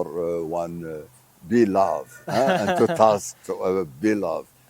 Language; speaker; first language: English; non-native, fluent; Arabic